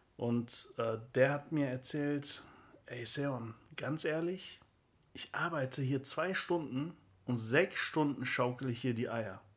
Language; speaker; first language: German; early bilingual, other home language; Turkish